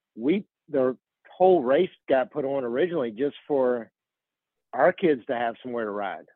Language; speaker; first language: English; native; English